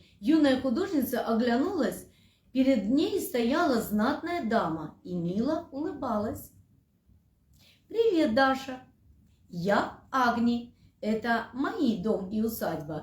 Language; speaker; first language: Russian; native; Russian